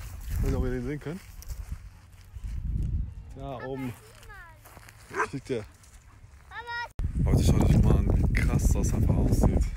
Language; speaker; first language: German; native; German